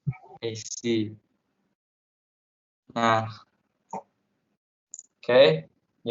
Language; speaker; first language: English; non-native, learner; Indonesian